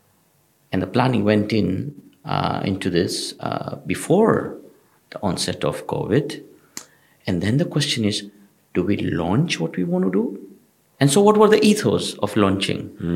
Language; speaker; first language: English; non-native, local second language; Gujarati